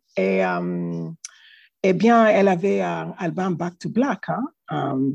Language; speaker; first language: French; non-native, learner; English